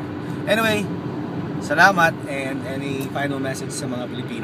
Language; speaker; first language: Filipino; native; Filipino